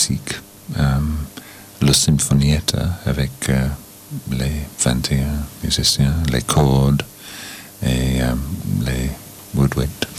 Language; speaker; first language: French; non-native, learner; English